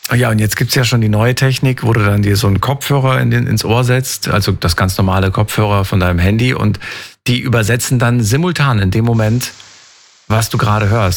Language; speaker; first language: German; native; German